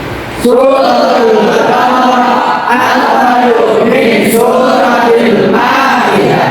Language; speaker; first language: Arabic; non-native, fluent; Indonesian